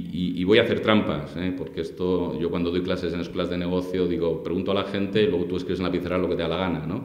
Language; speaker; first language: Spanish; native; Spanish